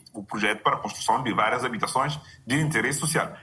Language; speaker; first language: Portuguese; non-native, local second language; Kabuverdianu